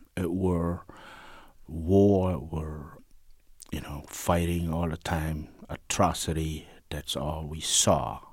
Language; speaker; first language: English; non-native, learner; Khmer